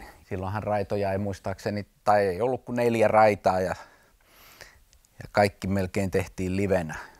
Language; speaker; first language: Finnish; native; Finnish